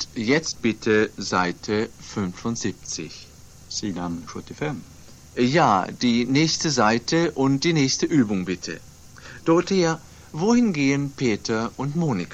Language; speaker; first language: German; non-native, fluent; Swedish